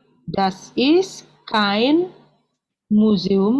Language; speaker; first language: German; non-native, fluent; Indonesian